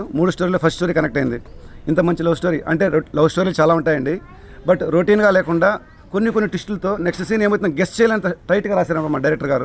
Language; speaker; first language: Telugu; native; Telugu